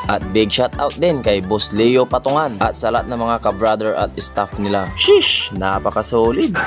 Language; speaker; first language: Filipino; native; Filipino